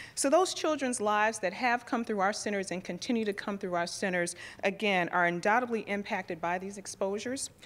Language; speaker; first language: English; native; English